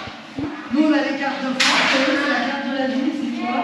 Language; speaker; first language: French; native; French